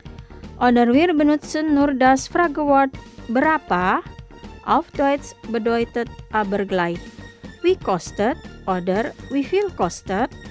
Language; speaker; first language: German; non-native, fluent; Indonesian